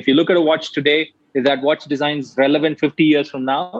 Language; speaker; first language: English; non-native, local second language; Tamil